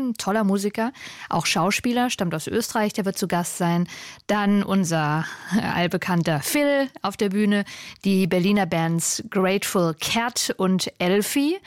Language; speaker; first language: German; native; German